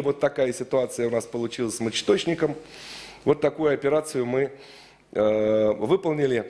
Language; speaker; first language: Russian; native; Russian